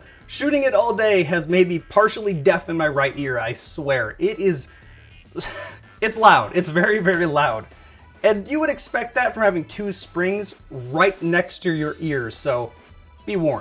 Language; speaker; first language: English; native; English